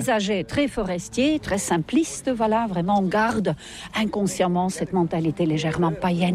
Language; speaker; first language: French; non-native, fluent; Estonian